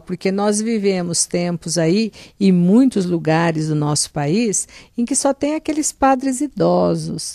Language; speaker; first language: Portuguese; native; Portuguese